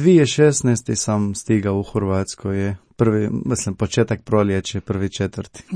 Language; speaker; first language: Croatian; non-native, learner; Arabic